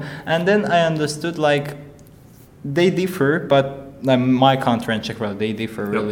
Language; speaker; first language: English; non-native, fluent; Azerbaijani